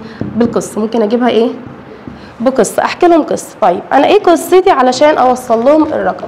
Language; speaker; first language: Arabic; native; Arabic